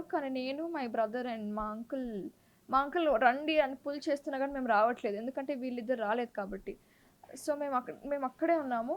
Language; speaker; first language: Telugu; native; Telugu